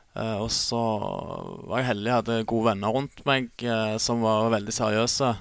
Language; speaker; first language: Norwegian; native; Norwegian